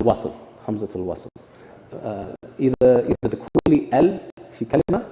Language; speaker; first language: Arabic; non-native, learner; English